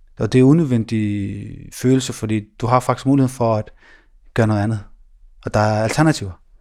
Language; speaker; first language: Danish; early bilingual, other home language; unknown